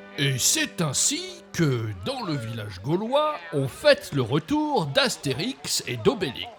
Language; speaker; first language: French; native; French